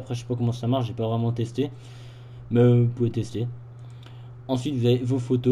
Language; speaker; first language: French; native; French